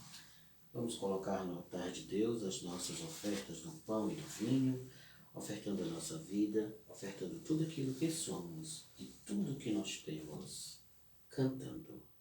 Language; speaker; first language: Portuguese; native; Portuguese